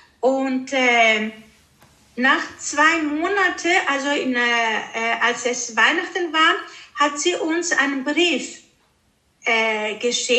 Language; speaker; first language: German; early bilingual, other home language; Greek